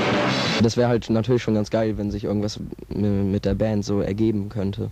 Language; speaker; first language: German; native; German